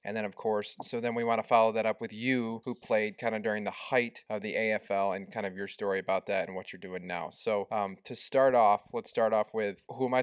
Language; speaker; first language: English; native; English